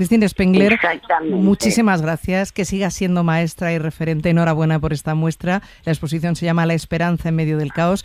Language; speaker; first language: Spanish; native; Spanish